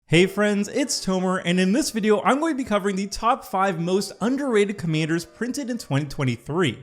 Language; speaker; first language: English; native; English